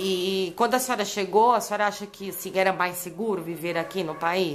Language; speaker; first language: Portuguese; native; Portuguese